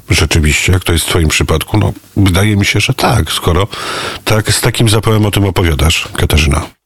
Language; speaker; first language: Polish; native; Polish